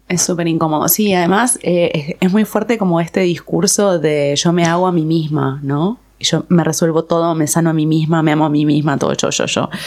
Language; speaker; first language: Spanish; native; Spanish